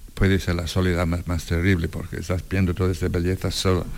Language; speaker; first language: Spanish; non-native, fluent; English